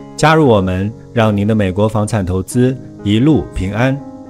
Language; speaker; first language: Chinese; native; Chinese